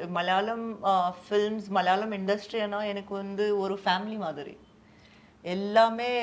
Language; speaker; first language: Tamil; non-native, fluent; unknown